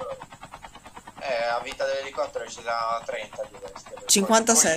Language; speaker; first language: Italian; native; Italian